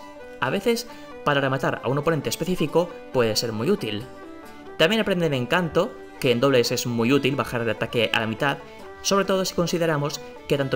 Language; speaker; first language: Spanish; native; Spanish